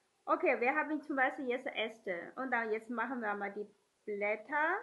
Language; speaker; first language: German; non-native, learner; Chinese